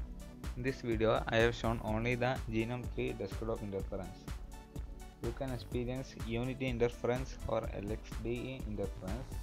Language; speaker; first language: English; non-native, fluent; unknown